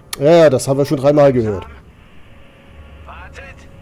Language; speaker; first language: German; native; German